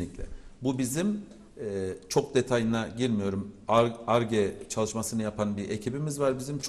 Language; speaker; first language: Turkish; native; Turkish